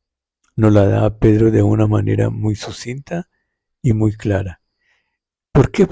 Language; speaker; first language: Spanish; native; Spanish